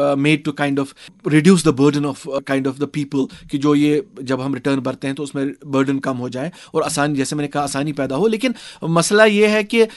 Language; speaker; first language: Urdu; non-native, local second language; Kashmiri